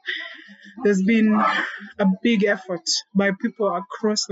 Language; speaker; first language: English; non-native, local second language; Kinyarwanda